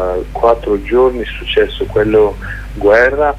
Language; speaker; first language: Italian; non-native, learner; Kurdish